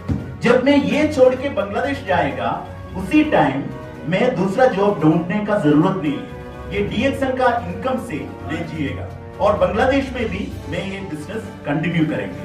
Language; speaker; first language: Hindi; non-native, fluent; Bangla